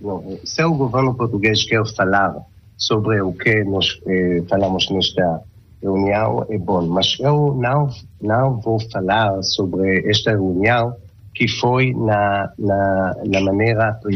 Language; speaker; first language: Portuguese; non-native, learner; Hebrew